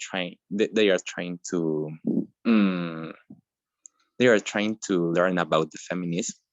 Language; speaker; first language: English; non-native, learner; Spanish